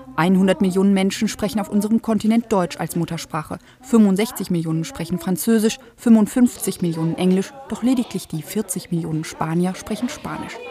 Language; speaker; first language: German; native; German